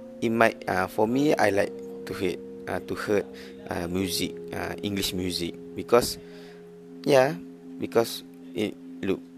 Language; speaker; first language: English; non-native, learner; Malay